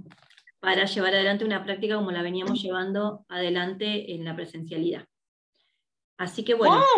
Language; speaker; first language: Spanish; native; Spanish